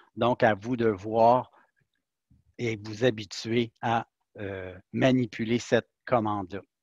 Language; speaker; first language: French; native; French